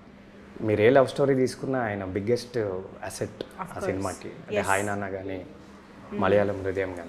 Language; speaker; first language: Telugu; native; Telugu